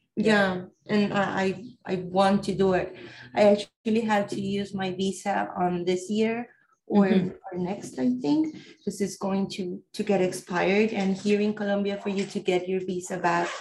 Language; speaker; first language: English; non-native, fluent; Spanish